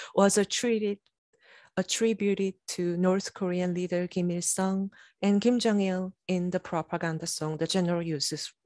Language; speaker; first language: English; non-native, fluent; Korean